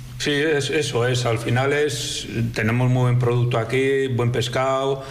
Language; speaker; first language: Spanish; native; Spanish